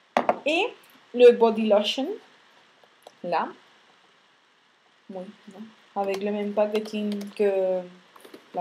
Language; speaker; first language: French; non-native, fluent; Spanish